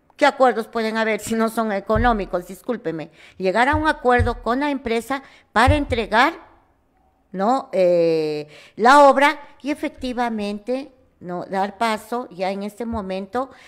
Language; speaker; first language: Spanish; native; Spanish